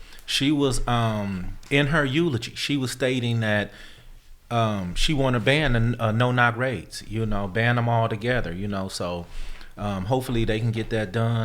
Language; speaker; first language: English; native; English